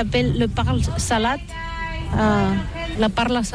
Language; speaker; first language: French; non-native, learner; Catalan